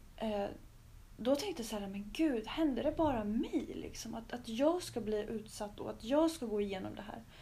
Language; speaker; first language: Swedish; early bilingual, other home language; Azerbaijani